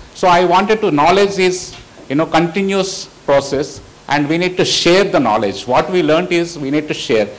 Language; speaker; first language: English; non-native, local second language; Telugu